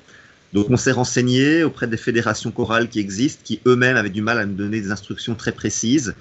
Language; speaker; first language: French; native; French